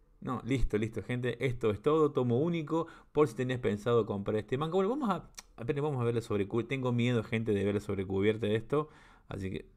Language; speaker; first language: Spanish; native; Spanish